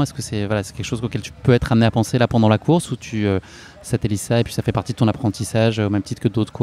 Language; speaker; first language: French; native; French